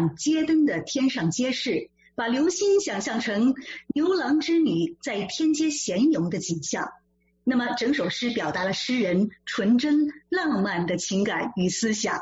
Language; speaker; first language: Chinese; native; Chinese